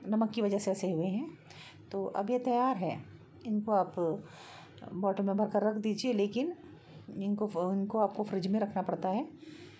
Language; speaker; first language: Hindi; native; Hindi